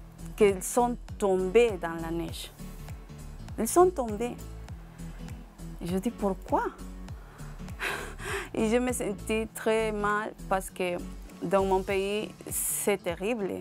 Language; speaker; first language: French; non-native, learner; Spanish